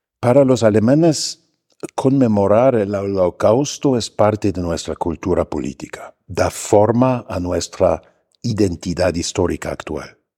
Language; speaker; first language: Spanish; non-native, fluent; German